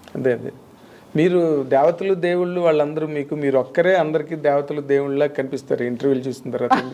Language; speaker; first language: Telugu; native; Telugu